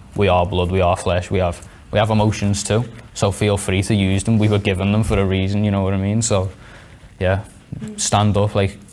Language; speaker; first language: English; native; English